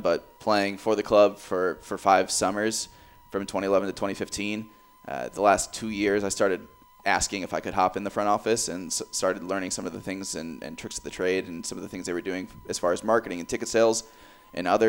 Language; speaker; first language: English; native; English